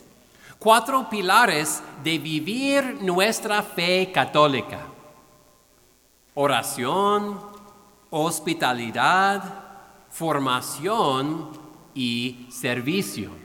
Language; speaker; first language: Spanish; non-native, fluent; English